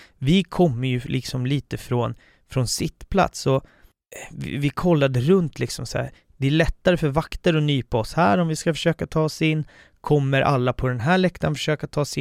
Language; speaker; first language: Swedish; native; Swedish